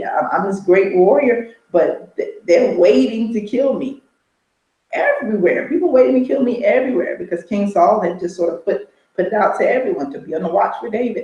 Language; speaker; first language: English; native; English